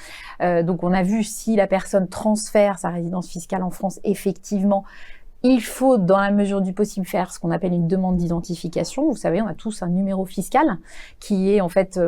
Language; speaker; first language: French; native; French